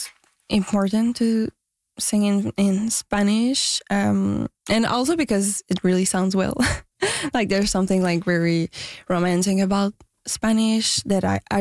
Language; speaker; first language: English; non-native, fluent; French